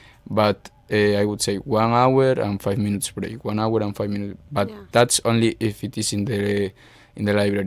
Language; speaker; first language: English; non-native, fluent; Spanish